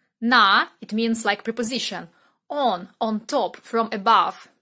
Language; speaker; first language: English; non-native, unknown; Russian